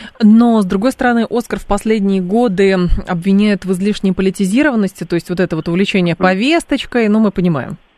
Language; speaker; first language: Russian; native; Russian